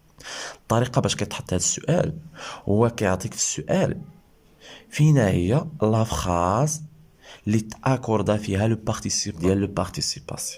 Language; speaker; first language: Arabic; native; Arabic